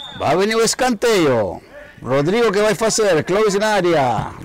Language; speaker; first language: Spanish; native; Spanish